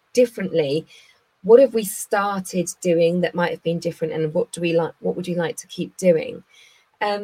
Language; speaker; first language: English; native; English